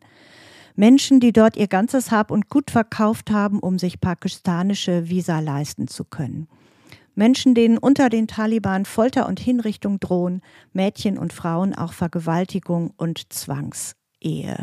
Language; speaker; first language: German; native; German